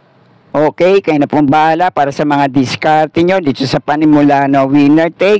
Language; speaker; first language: Filipino; native; Filipino